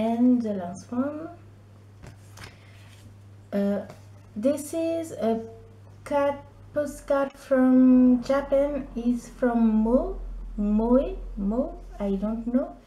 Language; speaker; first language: English; non-native, learner; French